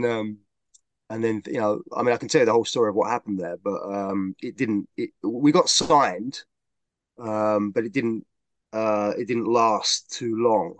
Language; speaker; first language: English; native; English